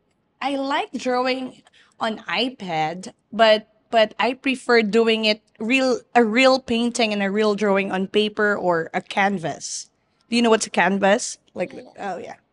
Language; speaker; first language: English; non-native, fluent; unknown